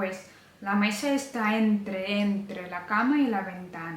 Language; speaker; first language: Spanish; non-native, fluent; Ukrainian